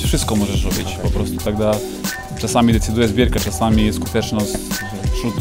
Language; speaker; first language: Polish; non-native, learner; Serbian